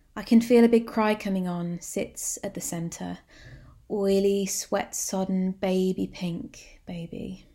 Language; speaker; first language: English; native; English